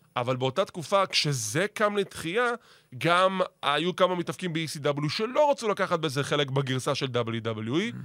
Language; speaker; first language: Hebrew; native; Hebrew